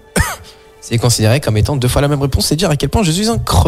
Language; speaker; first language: French; native; French